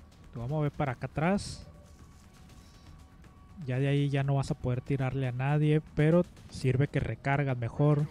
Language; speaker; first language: Spanish; native; Spanish